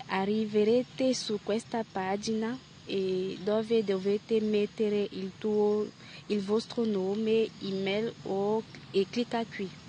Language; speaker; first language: Italian; non-native, learner; French